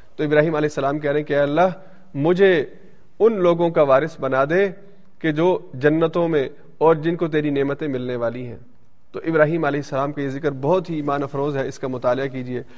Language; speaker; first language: Urdu; early bilingual, heritage; Urdu